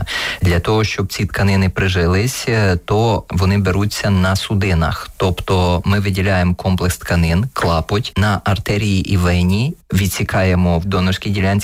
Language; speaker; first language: Ukrainian; native; Ukrainian